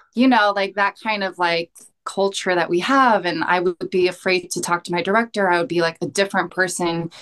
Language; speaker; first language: English; early bilingual, other home language; Korean